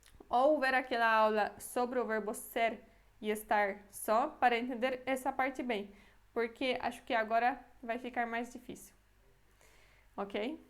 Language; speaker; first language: Portuguese; non-native, fluent; Polish